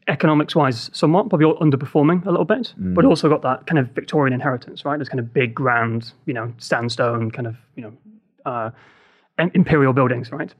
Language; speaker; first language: English; native; English